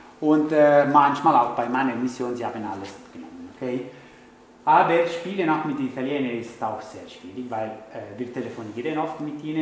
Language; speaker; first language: German; non-native, fluent; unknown